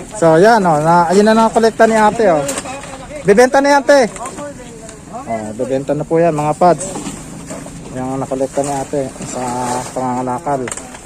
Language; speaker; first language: Filipino; native; Filipino